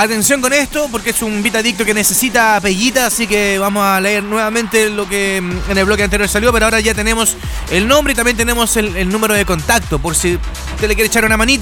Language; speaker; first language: Spanish; native; Spanish